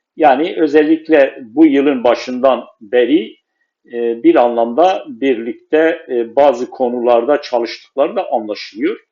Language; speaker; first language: Turkish; non-native, local second language; Kurdish